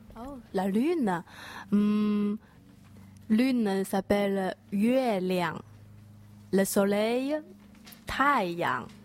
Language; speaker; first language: French; non-native, learner; Chinese